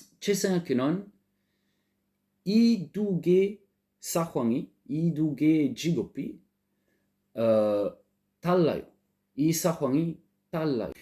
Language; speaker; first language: Korean; non-native, learner; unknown